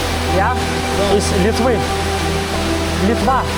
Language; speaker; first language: Russian; non-native, learner; Lithuanian